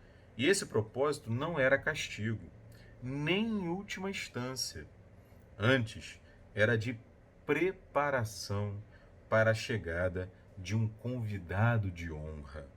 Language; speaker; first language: Portuguese; native; Portuguese